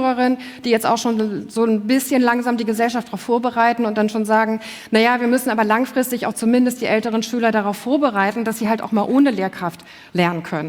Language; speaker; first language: German; native; German